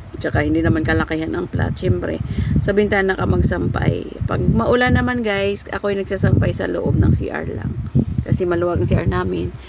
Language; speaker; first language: Filipino; native; Filipino